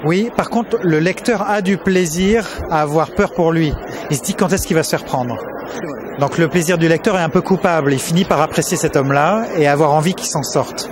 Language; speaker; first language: French; native; French